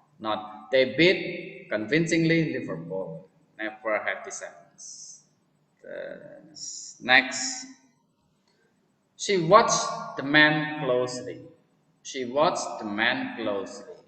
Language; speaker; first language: English; non-native, fluent; Indonesian